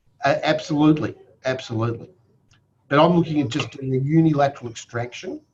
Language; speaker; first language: English; native; English